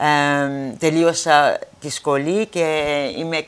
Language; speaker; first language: Greek; early bilingual, heritage; Greek